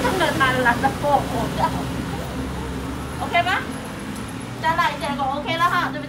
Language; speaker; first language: Chinese; non-native, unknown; Thai